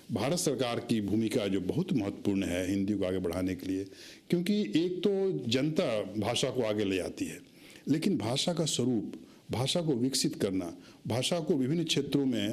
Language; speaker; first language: Hindi; native; Hindi